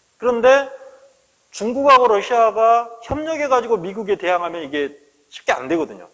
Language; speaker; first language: Korean; native; Korean